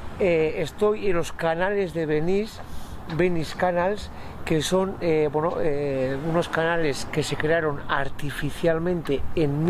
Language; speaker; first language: Spanish; native; Spanish